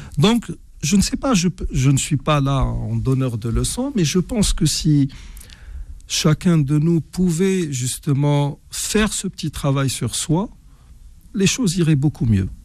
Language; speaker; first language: French; non-native, local second language; Arabic